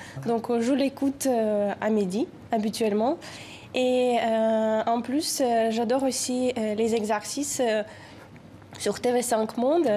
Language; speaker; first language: French; non-native, fluent; Ukrainian